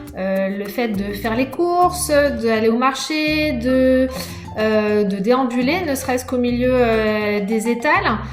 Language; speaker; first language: French; native; French